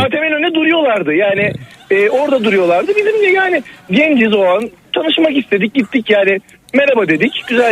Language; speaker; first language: Turkish; native; Turkish